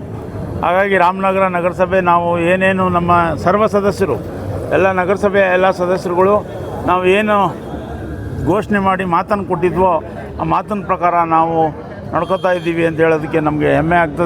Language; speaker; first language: Kannada; native; Kannada